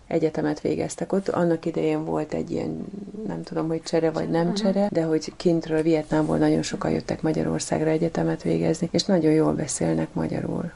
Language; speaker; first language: Hungarian; native; Hungarian